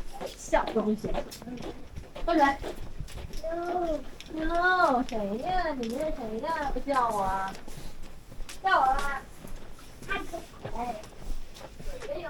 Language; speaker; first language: Chinese; native; Chinese